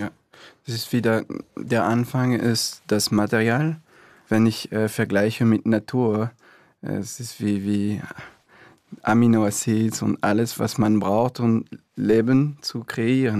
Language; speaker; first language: German; non-native, fluent; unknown